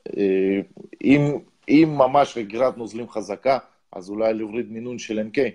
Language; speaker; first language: Hebrew; non-native, fluent; Russian